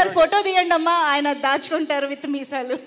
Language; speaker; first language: Telugu; native; Telugu